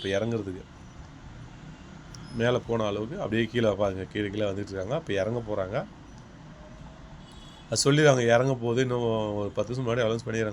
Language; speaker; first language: Tamil; native; Tamil